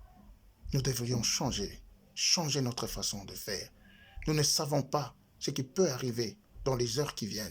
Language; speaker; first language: French; non-native, local second language; Lingala